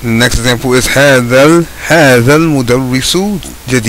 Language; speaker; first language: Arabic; non-native, fluent; English